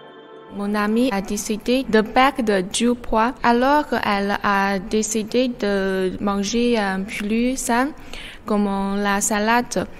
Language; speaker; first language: French; non-native, learner; Chinese